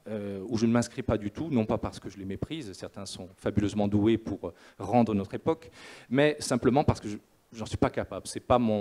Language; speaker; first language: French; native; French